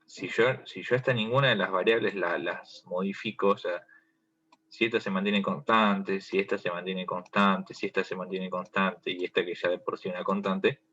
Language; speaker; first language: Spanish; native; Spanish